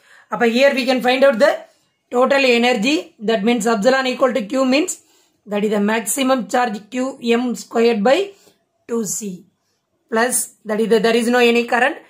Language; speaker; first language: English; non-native, local second language; Tamil